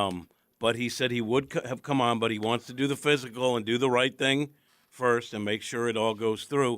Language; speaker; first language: English; native; English